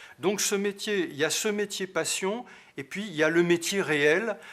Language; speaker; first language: French; native; French